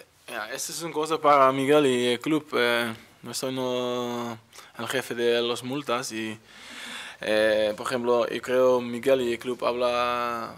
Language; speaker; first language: Spanish; non-native, learner; Dutch